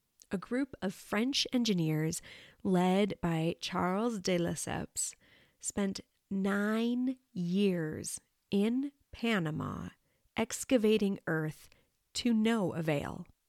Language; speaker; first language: English; native; English